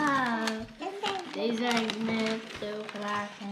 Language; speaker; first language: Dutch; early bilingual, heritage; Dutch